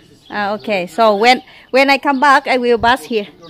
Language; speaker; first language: English; non-native, learner; Vietnamese